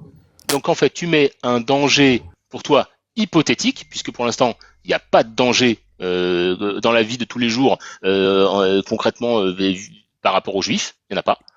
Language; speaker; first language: French; native; French